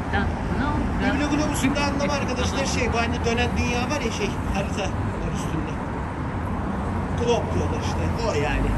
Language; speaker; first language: Turkish; native; Turkish